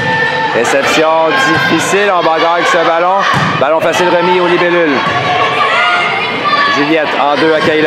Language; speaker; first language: French; native; French